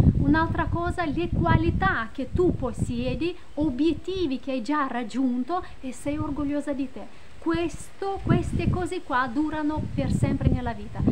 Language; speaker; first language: Italian; non-native, fluent; Romanian